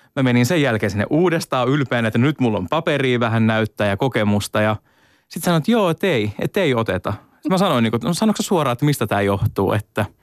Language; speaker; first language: Finnish; native; Finnish